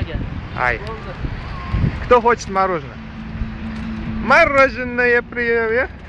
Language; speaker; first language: Russian; non-native, learner; Uzbek